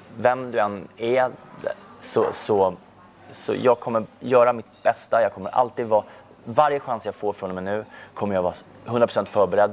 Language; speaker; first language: Swedish; native; Swedish